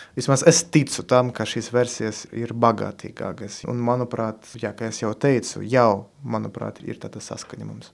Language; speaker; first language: Latvian; non-native, local second language; Russian